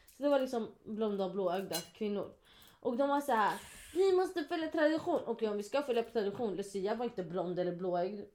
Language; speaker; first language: Swedish; early bilingual, other home language; Kurdish